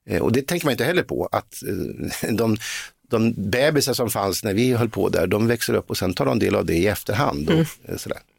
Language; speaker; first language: Swedish; native; Swedish